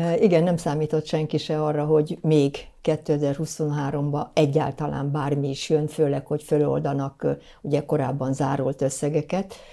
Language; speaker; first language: Hungarian; native; Hungarian